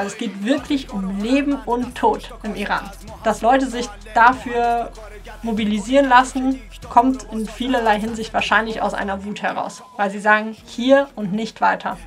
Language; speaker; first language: German; native; German